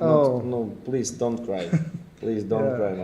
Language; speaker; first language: English; non-native, fluent; Ukrainian